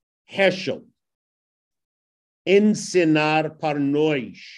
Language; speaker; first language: Portuguese; non-native, learner; English